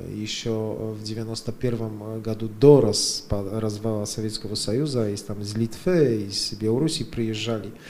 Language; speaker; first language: Russian; non-native, fluent; Polish